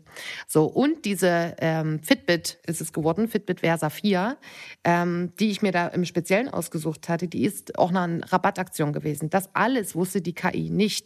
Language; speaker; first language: German; native; German